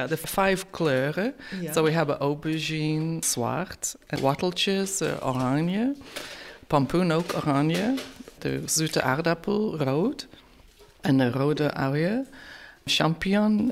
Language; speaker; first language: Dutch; non-native, learner; English